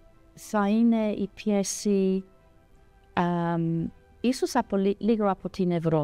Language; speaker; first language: Greek; non-native, fluent; English